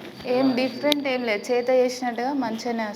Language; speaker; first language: Telugu; native; Telugu